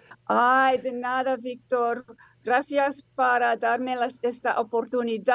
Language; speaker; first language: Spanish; non-native, learner; English